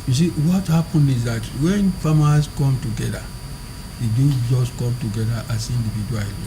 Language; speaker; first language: English; non-native, local second language; Yoruba